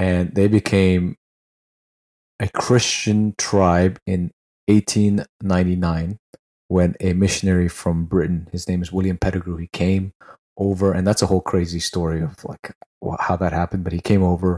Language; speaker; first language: English; non-native, local second language; Tangkhul Naga (India)